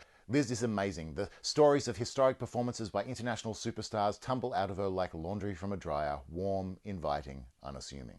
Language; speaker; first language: English; native; English